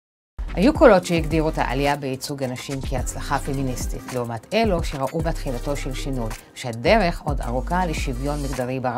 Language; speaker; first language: Hebrew; native; Hebrew